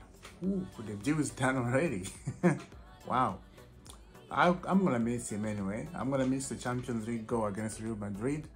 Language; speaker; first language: English; non-native, fluent; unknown